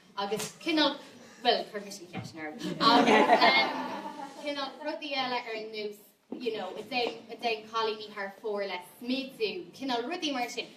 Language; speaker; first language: Irish; non-native, local second language; English